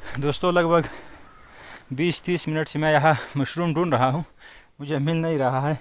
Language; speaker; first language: Hindi; non-native, fluent; Pashto